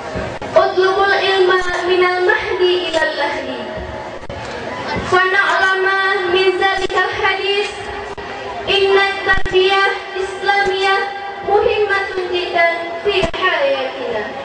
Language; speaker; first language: Arabic; non-native, learner; Indonesian